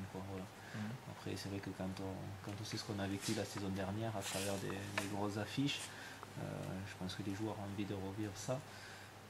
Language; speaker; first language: French; native; French